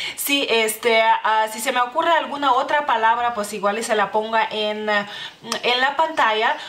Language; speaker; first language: Spanish; non-native, fluent; Lithuanian